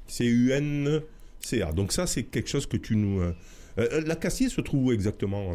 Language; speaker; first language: French; native; French